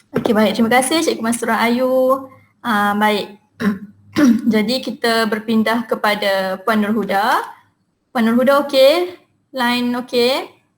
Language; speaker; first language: Malay; native; Malay